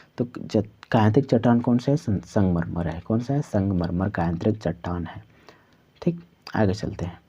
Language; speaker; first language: Hindi; non-native, local second language; Santali